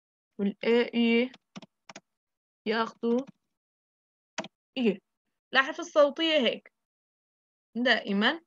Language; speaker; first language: Arabic; native; Arabic